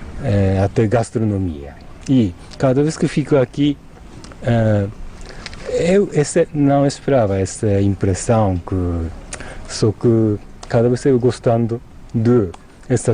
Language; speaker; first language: Portuguese; non-native, fluent; Japanese